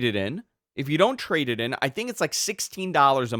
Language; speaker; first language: English; native; English